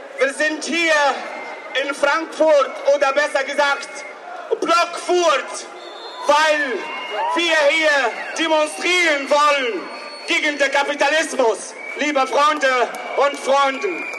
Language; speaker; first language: German; non-native, learner; Arabic